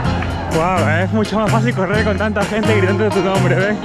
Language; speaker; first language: Spanish; native; Spanish